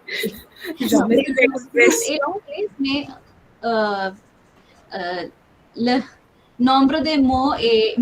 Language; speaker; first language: French; non-native, fluent; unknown